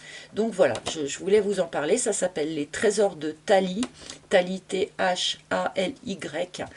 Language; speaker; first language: French; native; French